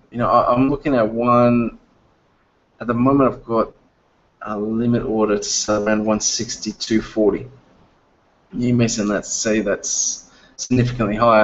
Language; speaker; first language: English; native; English